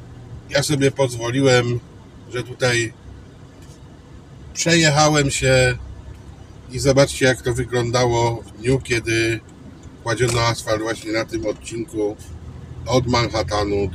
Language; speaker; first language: Polish; native; Polish